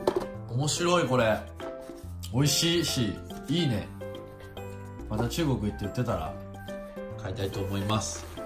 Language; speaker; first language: Japanese; native; Japanese